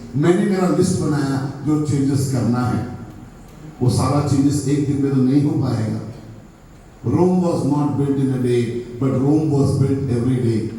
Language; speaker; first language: Hindi; non-native, local second language; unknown